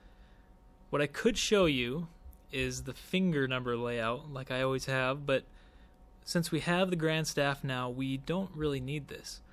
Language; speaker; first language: English; native; English